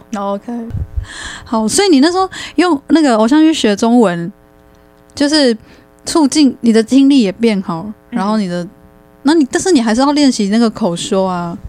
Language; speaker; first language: Chinese; native; Chinese